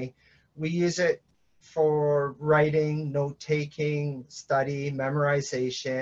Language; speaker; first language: English; native; English